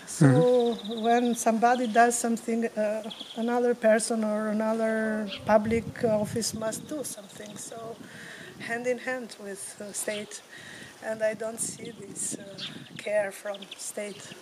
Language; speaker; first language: English; non-native, fluent; Albanian